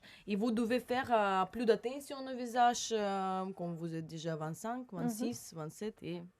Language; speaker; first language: French; non-native, learner; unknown